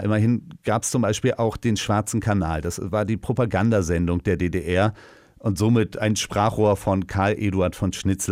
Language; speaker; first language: German; native; German